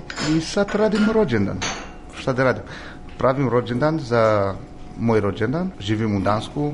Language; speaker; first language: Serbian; non-native, learner; Romanian